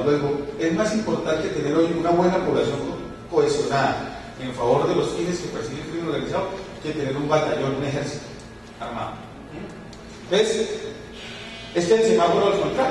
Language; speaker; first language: Spanish; native; Spanish